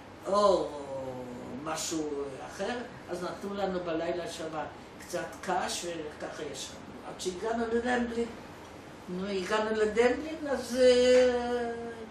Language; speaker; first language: Hebrew; non-native, fluent; Polish